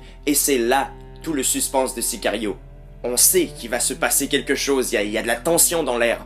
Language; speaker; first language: French; native; French